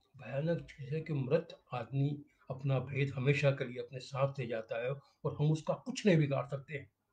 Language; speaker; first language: Hindi; native; Hindi